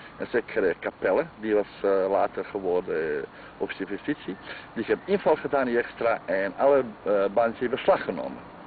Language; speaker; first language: Dutch; non-native, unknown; Croatian